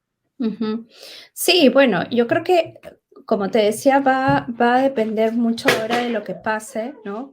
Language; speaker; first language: Spanish; native; Spanish